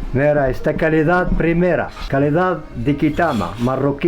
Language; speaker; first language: Spanish; non-native, learner; Arabic